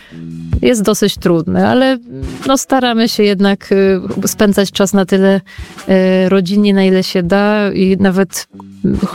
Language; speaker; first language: Polish; native; Polish